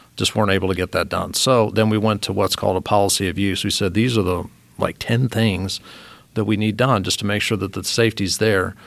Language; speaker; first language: English; native; English